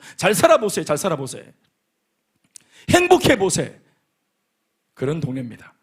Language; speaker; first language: Korean; native; Korean